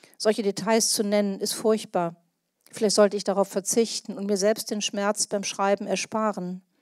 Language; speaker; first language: German; native; German